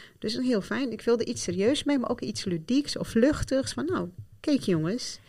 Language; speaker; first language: Dutch; non-native, fluent; Arabic